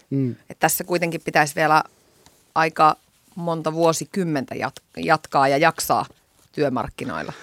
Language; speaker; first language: Finnish; native; Finnish